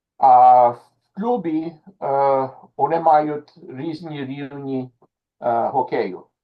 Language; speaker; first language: Ukrainian; early bilingual, heritage; Ukrainian